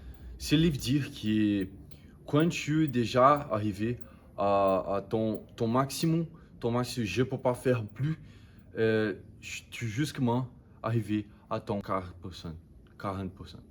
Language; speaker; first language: French; non-native, learner; Portuguese